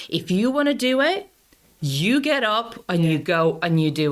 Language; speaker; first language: English; non-native, fluent; Latvian